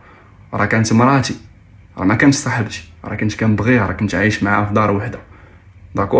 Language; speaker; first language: Arabic; native; Arabic